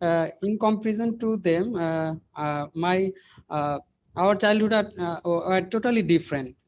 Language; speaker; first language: English; non-native, learner; Bangla